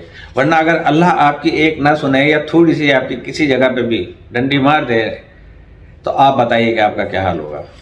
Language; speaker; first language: Urdu; native; Urdu